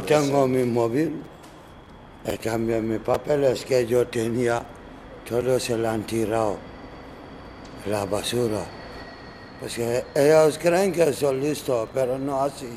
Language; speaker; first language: Spanish; non-native, learner; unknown